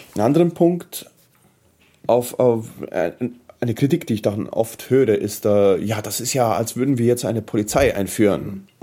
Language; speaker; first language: German; early bilingual, heritage; German